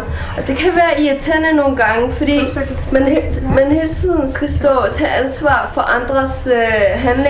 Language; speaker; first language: Danish; early bilingual, other home language; Arabic